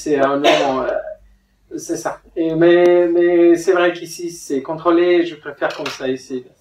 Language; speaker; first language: French; non-native, fluent; Spanish